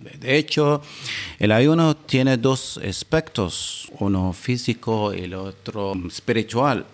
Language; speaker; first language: Spanish; non-native, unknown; Arabic